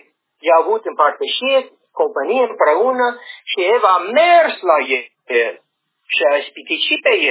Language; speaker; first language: Romanian; non-native, learner; English